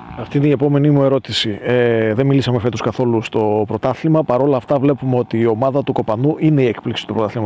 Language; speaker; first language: Greek; native; Greek